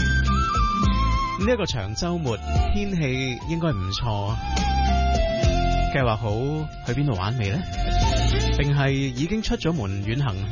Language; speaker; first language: Chinese; non-native, local second language; Cantonese